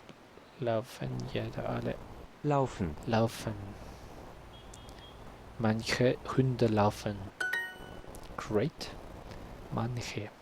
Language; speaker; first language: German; non-native, learner; Spanish